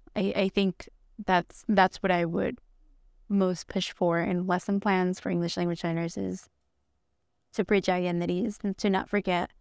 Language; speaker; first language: English; early bilingual, other home language; Spanish